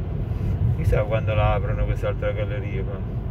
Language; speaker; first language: Italian; native; Italian